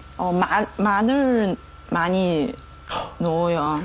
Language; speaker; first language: Korean; non-native, learner; Chinese